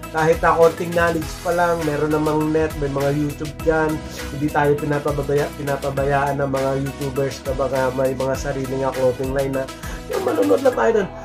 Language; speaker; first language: Filipino; non-native, local second language; Bikol